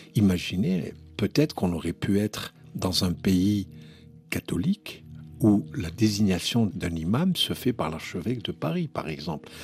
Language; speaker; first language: French; non-native, local second language; Arabic